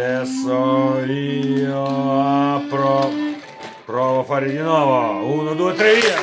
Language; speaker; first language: Italian; non-native, fluent; Russian